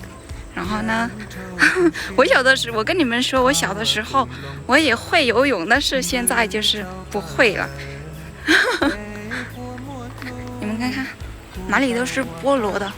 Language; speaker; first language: Chinese; non-native, learner; Vietnamese